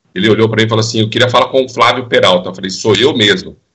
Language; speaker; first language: Portuguese; native; Portuguese